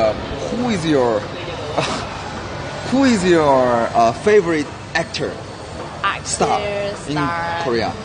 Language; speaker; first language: English; non-native, learner; Korean